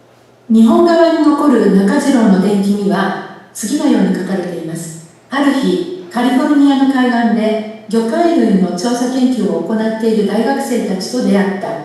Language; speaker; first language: Japanese; native; Japanese